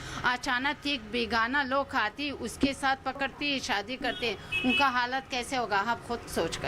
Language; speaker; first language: Hindi; non-native, learner; Persian